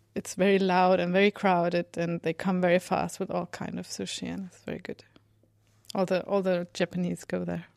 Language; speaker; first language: English; non-native, fluent; Swedish